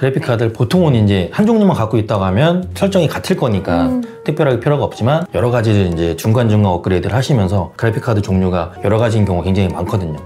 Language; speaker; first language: Korean; native; Korean